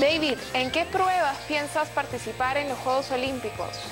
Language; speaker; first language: Spanish; native; Spanish